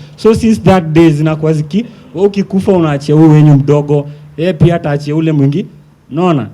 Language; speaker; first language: Swahili; native; Swahili